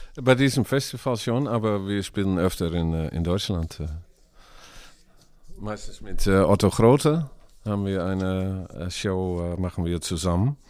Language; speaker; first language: German; non-native, learner; Dutch